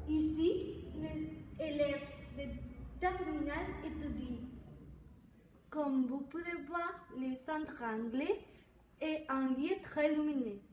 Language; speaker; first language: French; non-native, learner; Spanish